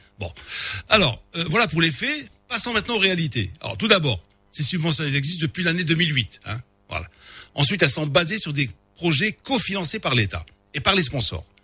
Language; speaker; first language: French; non-native, local second language; Arabic